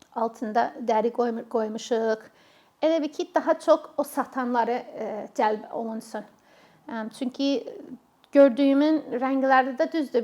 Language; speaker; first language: Azerbaijani; non-native, fluent; English